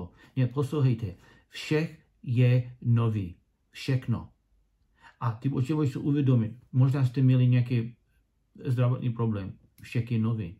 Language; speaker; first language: Czech; non-native, learner; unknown